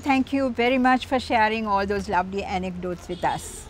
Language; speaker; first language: English; non-native, local second language; Sinhala